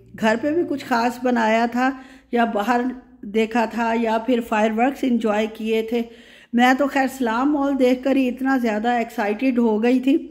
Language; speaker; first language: Hindi; native; Hindi